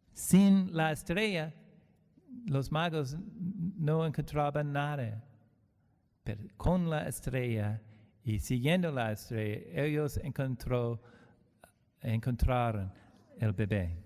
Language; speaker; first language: Spanish; non-native, learner; English